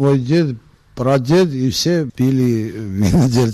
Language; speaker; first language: Russian; non-native, fluent; Georgian